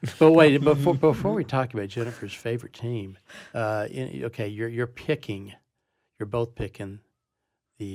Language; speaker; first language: English; native; English